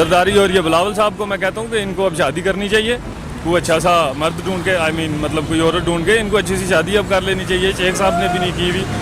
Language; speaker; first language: Urdu; non-native, local second language; Pahari-Potwari